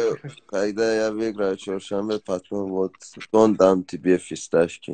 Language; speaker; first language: Russian; non-native, learner; Persian